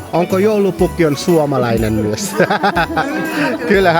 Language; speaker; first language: Finnish; non-native, learner; Filipino